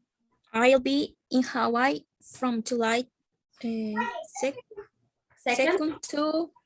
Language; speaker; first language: English; non-native, learner; Spanish